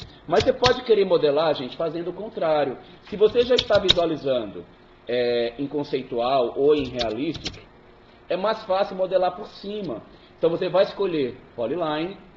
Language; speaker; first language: Portuguese; native; Portuguese